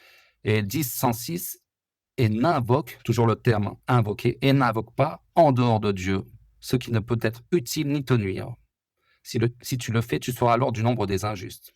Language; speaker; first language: French; native; French